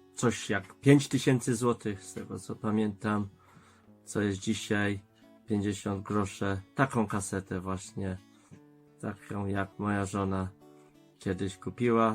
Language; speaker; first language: Polish; non-native, fluent; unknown